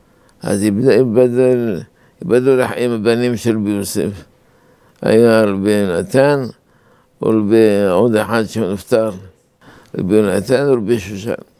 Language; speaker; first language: Hebrew; non-native, fluent; Arabic